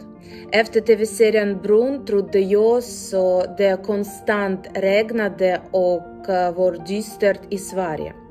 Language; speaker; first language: Swedish; non-native, learner; Ukrainian